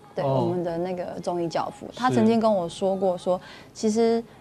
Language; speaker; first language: Chinese; non-native, local second language; Min Nan Chinese